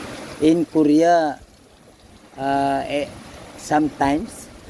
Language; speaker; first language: English; non-native, local second language; Filipino